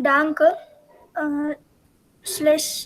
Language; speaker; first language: German; non-native, learner; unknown